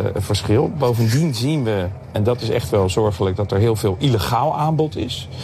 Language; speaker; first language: Dutch; native; Dutch